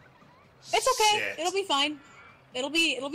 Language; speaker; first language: English; native; English